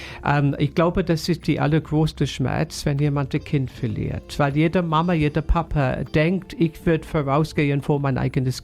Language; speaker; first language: German; non-native, fluent; English